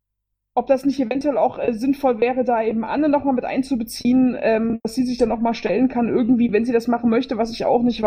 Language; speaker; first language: German; native; German